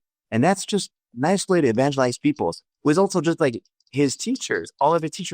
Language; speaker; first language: English; non-native, fluent; French